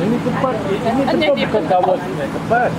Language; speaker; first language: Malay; non-native, local second language; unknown